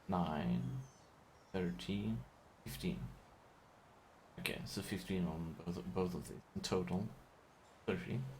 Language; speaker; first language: English; non-native, fluent; Chinese